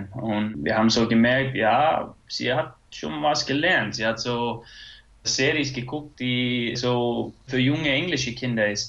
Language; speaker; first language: German; non-native, fluent; Icelandic